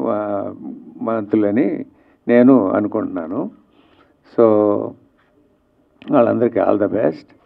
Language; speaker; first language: Telugu; native; Telugu